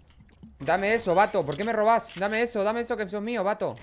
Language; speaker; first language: Spanish; native; Spanish